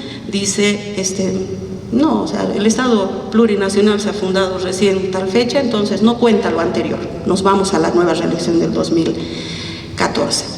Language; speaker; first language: Spanish; native; Spanish